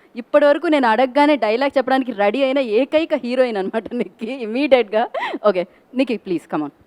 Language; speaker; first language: Telugu; native; Telugu